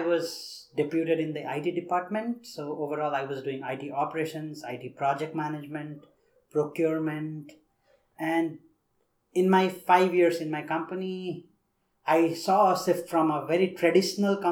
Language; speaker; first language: English; non-native, local second language; Nepali